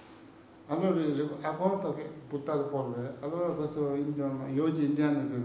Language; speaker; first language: Italian; non-native, learner; Tibetan